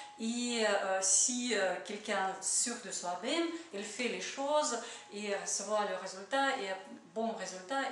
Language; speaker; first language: French; non-native, learner; Russian